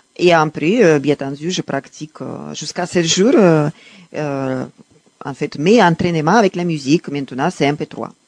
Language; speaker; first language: French; non-native, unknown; Russian